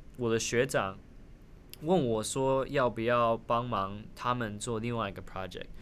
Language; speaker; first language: Chinese; early bilingual, other home language; Min Nan Chinese